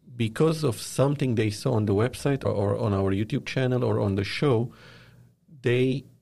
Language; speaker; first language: English; non-native, fluent; Arabic